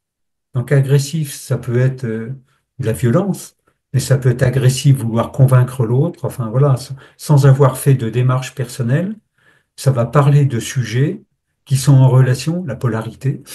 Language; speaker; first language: French; native; French